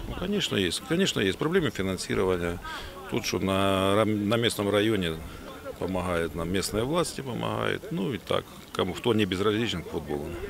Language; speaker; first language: Russian; non-native, local second language; Ukrainian